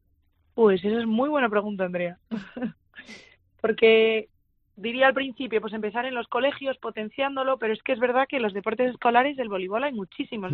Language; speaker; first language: Spanish; native; Spanish